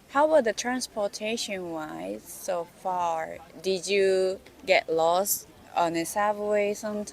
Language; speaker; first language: English; non-native, learner; Japanese